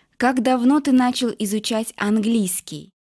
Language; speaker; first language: Russian; non-native, local second language; Uzbek